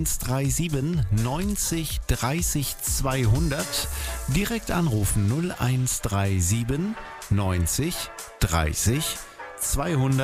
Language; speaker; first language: German; native; German